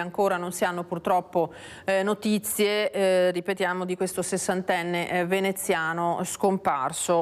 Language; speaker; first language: Italian; native; Italian